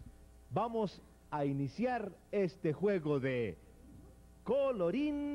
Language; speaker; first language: Spanish; native; Spanish